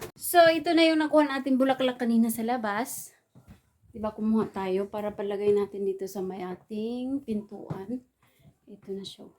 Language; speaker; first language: Filipino; non-native, local second language; Cebuano